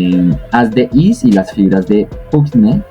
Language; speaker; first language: Spanish; native; Spanish